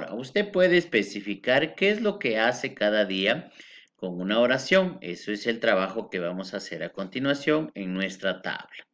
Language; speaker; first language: Spanish; native; Spanish